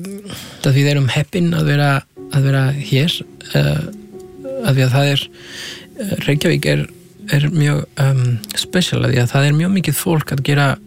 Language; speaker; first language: Icelandic; non-native, fluent; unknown